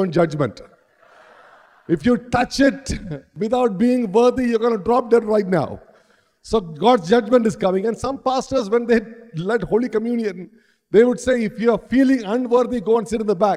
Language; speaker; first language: English; non-native, local second language; Malayalam